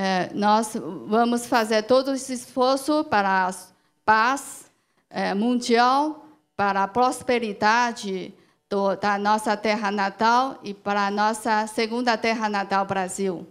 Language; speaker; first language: Portuguese; non-native, learner; Chinese